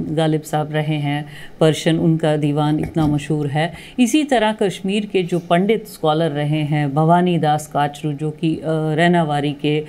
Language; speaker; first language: Hindi; non-native, local second language; Kashmiri